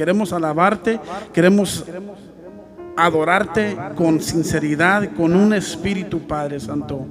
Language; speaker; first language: Spanish; early bilingual, heritage; Spanish